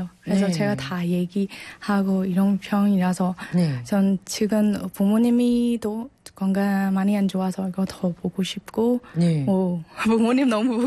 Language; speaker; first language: Korean; non-native, learner; Burmese